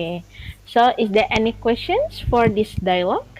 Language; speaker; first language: English; non-native, fluent; Indonesian